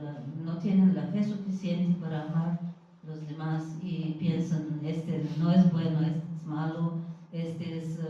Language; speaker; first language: Spanish; non-native, fluent; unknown